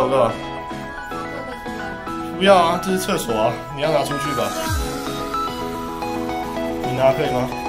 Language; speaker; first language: Chinese; native; Chinese